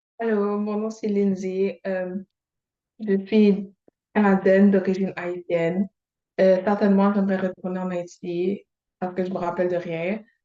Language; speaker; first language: French; native; French